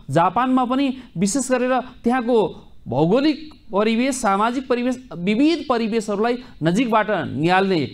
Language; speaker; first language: Nepali; native; Nepali